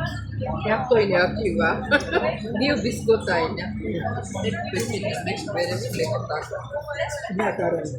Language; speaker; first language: Greek; non-native, learner; Armenian